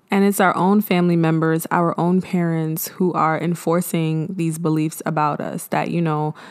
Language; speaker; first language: English; early bilingual, other home language; Haitian Creole